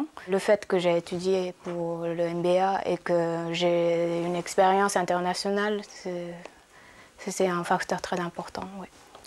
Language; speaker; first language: French; non-native, fluent; Japanese